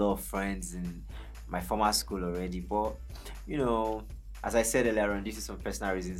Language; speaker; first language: English; non-native, local second language; Yoruba